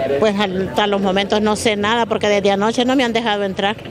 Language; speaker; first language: Spanish; native; Spanish